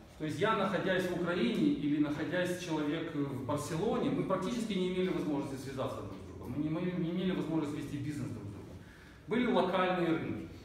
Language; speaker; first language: Russian; native; Russian